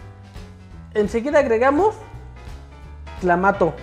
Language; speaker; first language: Spanish; native; Spanish